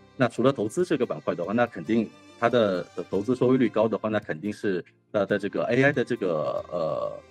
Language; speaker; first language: Chinese; non-native, fluent; Korean